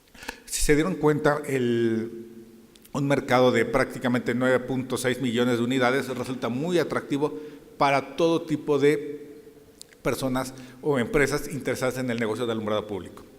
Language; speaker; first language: Spanish; native; Spanish